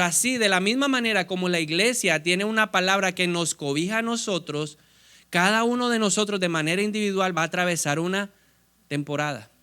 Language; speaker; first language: Spanish; native; Spanish